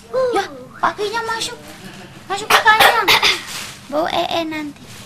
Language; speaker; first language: Indonesian; native; Indonesian